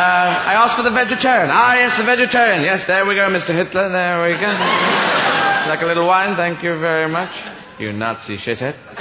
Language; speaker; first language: English; native; English